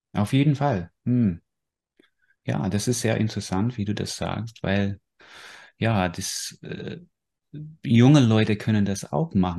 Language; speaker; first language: German; non-native, fluent; English